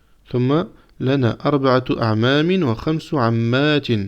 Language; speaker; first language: Arabic; non-native, fluent; French